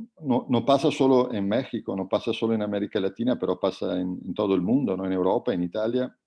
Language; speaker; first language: Spanish; non-native, fluent; Italian